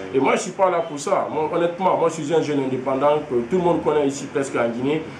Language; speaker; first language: French; non-native, local second language; Fula